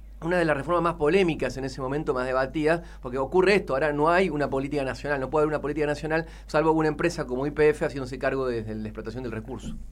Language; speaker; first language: Spanish; native; Spanish